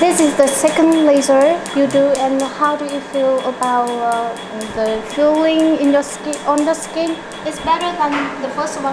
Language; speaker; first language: English; non-native, learner; Vietnamese